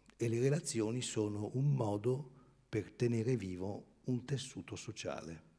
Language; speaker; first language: Italian; native; Italian